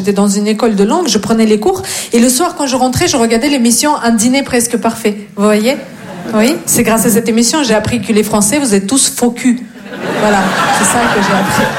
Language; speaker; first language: French; non-native, fluent; Russian